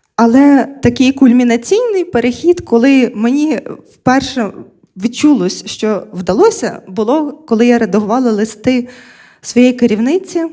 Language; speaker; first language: Ukrainian; non-native, local second language; Russian